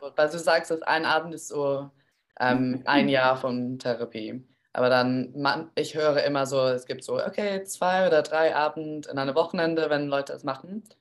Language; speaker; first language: German; non-native, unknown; English